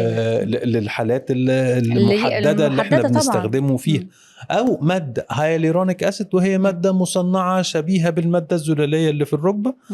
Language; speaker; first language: Arabic; native; Arabic